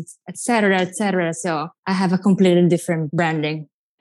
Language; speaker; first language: English; non-native, fluent; Italian